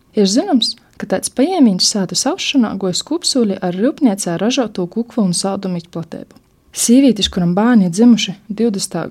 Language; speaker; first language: Latvian; native; Latvian